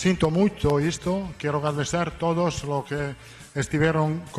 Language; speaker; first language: Portuguese; non-native, learner; Italian